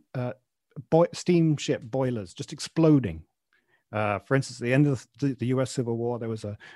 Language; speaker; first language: English; native; English